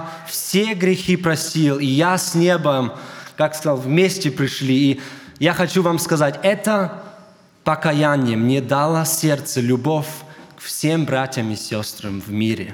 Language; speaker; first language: Russian; early bilingual, heritage; German